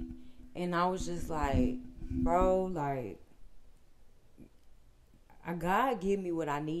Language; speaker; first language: English; native; English